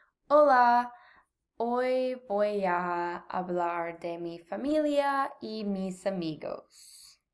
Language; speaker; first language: Spanish; non-native, learner; English